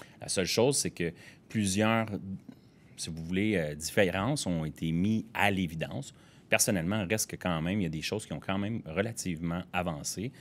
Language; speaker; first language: French; native; French